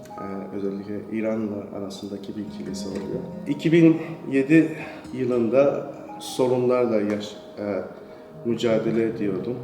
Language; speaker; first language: Turkish; non-native, fluent; Persian